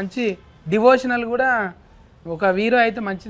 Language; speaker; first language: Telugu; native; Telugu